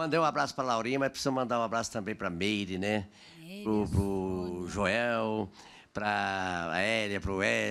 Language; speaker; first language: Portuguese; native; Portuguese